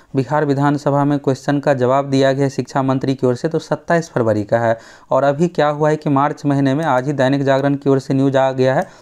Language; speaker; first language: Hindi; native; Hindi